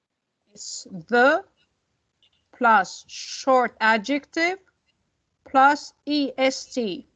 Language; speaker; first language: English; non-native, fluent; Arabic